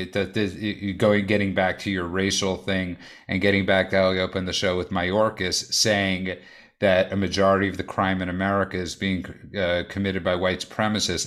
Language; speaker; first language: English; native; English